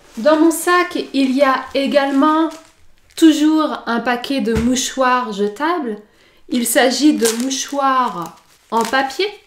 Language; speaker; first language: French; native; French